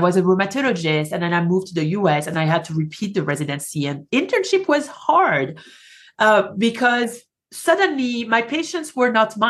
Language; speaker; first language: English; non-native, fluent; French